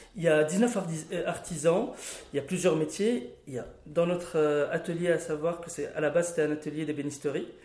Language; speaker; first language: French; non-native, local second language; Arabic